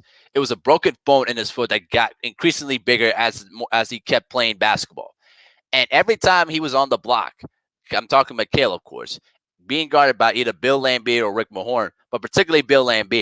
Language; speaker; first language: English; native; English